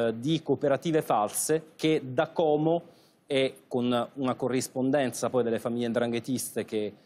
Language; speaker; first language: Italian; native; Italian